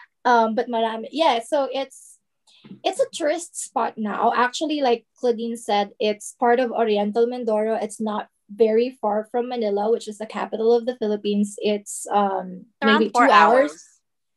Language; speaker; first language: English; non-native, local second language; Filipino